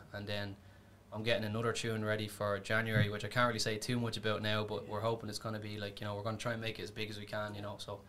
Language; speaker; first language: English; native; English